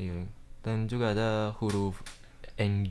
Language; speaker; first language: Indonesian; early bilingual, heritage; Indonesian